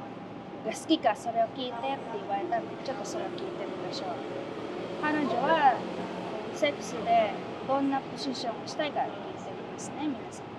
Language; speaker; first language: Japanese; non-native, fluent; Filipino